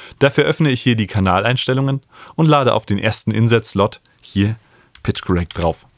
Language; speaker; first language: German; native; German